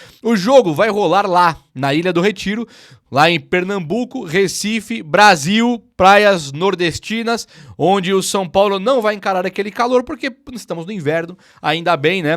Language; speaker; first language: Portuguese; native; Portuguese